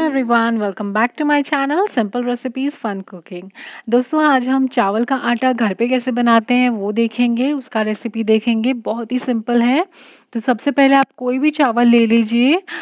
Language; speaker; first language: Hindi; non-native, local second language; Bangla